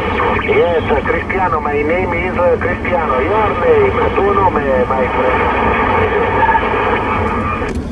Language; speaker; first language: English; non-native, learner; Italian